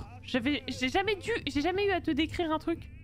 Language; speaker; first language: French; native; French